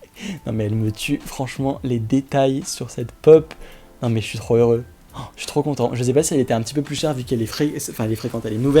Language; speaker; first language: French; native; French